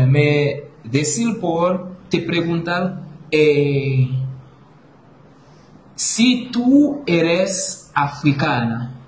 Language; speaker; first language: Spanish; non-native, learner; Haitian Creole